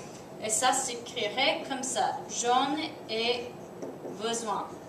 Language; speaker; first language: French; non-native, fluent; English